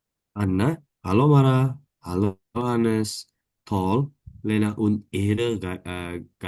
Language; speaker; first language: German; non-native, learner; Indonesian